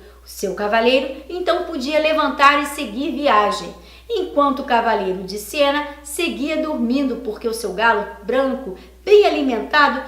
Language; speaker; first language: Portuguese; native; Portuguese